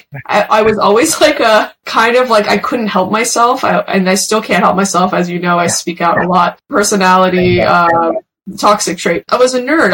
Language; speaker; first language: English; early bilingual, other home language; Persian